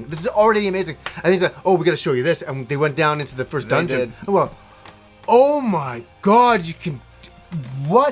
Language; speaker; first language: English; native; English